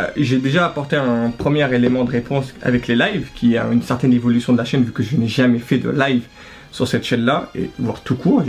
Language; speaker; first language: French; early bilingual, other home language; Arabic